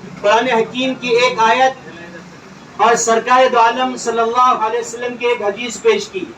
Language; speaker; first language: Urdu; native; Urdu